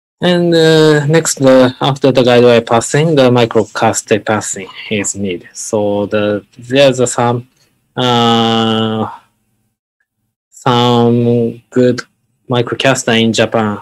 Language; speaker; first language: English; non-native, learner; Japanese